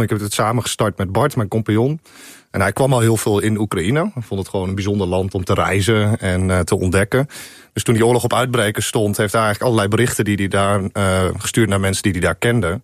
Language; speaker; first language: Dutch; native; Dutch